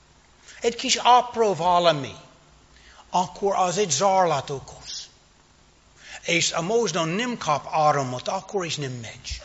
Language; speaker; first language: Hungarian; non-native, fluent; English